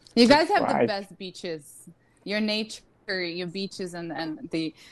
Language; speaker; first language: English; non-native, fluent; Russian